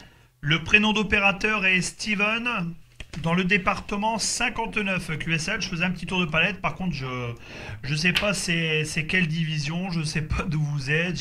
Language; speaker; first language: French; native; French